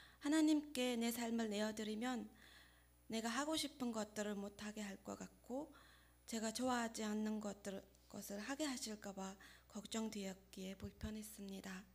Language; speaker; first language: Korean; non-native, fluent; Mongolian